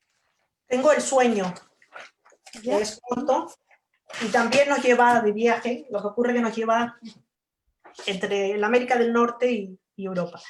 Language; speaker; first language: Spanish; native; Spanish